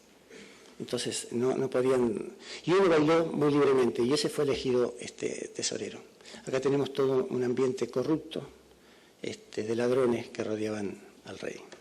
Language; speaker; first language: Spanish; native; Spanish